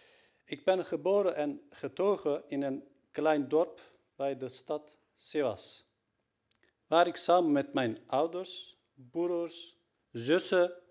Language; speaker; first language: Dutch; non-native, fluent; Turkish